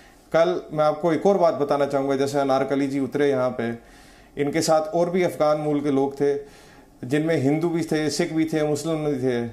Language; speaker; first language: Hindi; native; Hindi